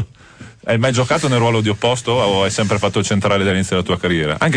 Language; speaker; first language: Italian; native; Italian